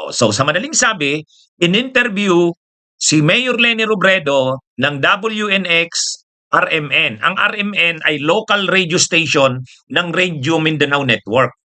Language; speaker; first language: Filipino; non-native, local second language; Bikol